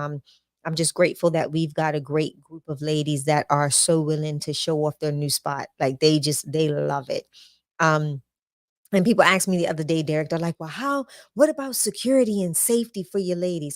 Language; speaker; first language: English; native; English